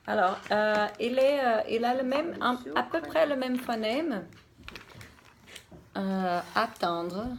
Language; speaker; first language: French; non-native, fluent; Portuguese